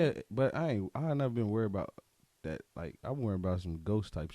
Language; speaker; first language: English; native; English